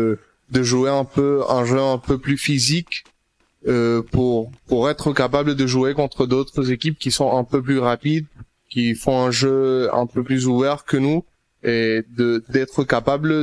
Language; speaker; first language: French; non-native, fluent; Spanish